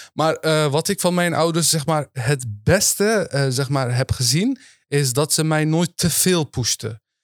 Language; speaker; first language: Dutch; early bilingual, other home language; Turkish